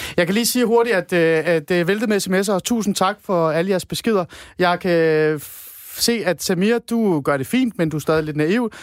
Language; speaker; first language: Danish; non-native, fluent; Persian